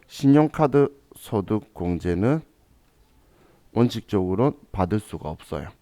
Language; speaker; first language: Korean; native; Korean